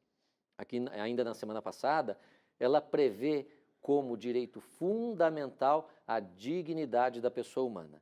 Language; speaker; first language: Portuguese; native; Portuguese